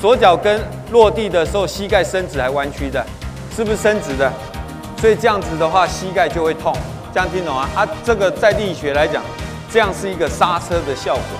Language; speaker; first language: Chinese; native; Chinese